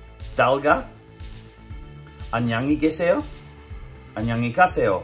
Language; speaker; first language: Korean; non-native, learner; English